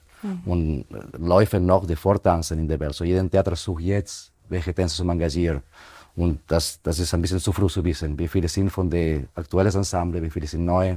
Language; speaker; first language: German; non-native, fluent; Spanish